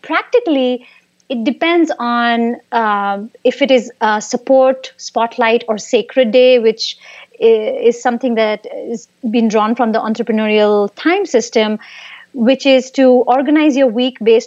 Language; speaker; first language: English; non-native, local second language; Hindi